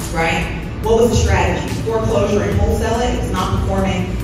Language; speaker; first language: English; native; English